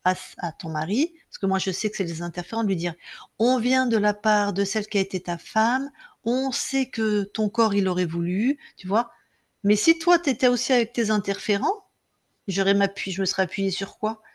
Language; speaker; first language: French; native; French